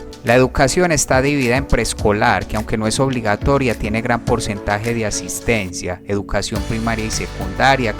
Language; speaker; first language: Spanish; native; Spanish